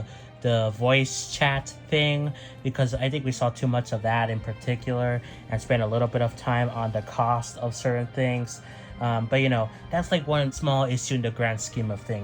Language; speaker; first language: English; native; English